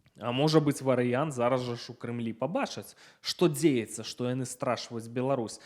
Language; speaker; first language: Belarusian; non-native, local second language; Russian